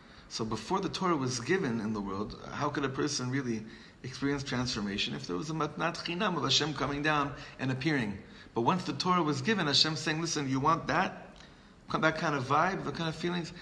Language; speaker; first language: English; native; English